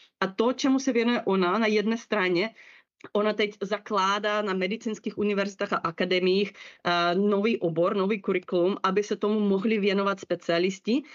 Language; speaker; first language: Czech; non-native, fluent; Russian